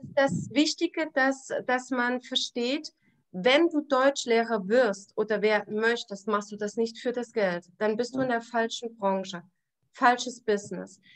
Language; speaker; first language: German; native; German